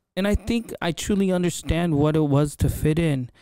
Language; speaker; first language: English; native; English